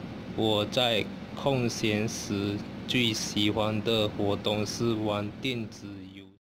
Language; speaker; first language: Chinese; non-native, learner; Malay